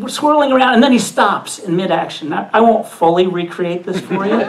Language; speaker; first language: English; native; English